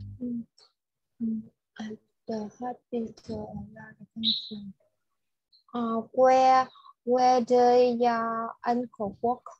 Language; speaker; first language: English; non-native, learner; Vietnamese